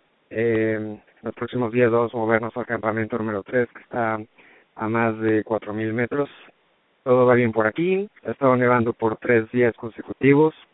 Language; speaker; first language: Spanish; native; Spanish